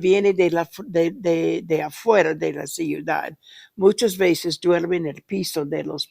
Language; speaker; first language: Spanish; non-native, fluent; English